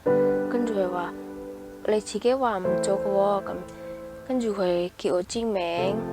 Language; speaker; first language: Cantonese; non-native, fluent; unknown